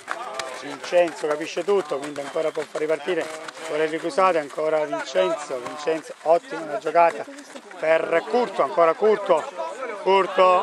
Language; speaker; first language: Italian; native; Italian